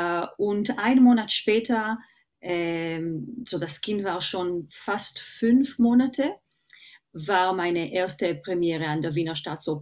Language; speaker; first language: German; non-native, fluent; Hebrew